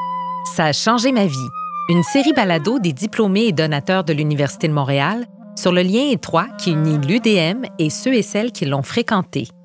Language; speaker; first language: French; native; French